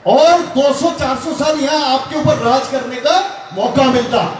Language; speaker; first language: Hindi; non-native, local second language; Bangla